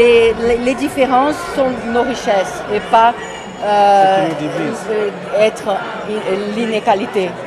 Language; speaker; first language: French; non-native, fluent; Portuguese